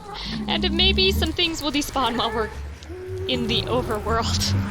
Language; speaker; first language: English; native; English